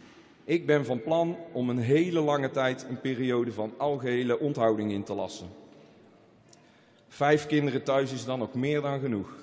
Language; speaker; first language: Dutch; native; Dutch